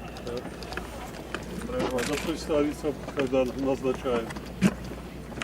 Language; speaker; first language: Russian; non-native, local second language; Tajik